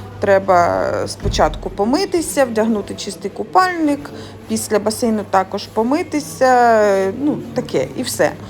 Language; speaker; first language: Ukrainian; non-native, local second language; Russian